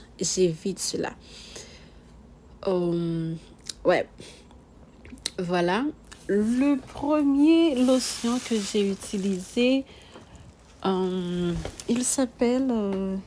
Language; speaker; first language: French; non-native, local second language; Haitian Creole